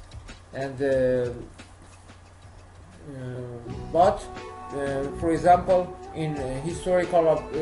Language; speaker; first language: English; non-native, learner; Persian